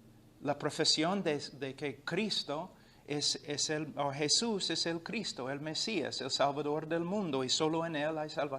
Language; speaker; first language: Spanish; non-native, fluent; English